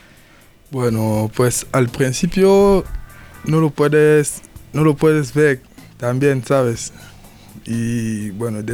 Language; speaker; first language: Spanish; non-native, learner; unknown